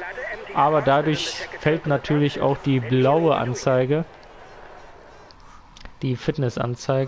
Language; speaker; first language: German; native; German